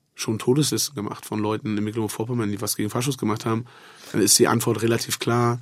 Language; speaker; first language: German; native; German